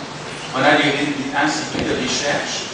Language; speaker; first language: French; non-native, fluent; German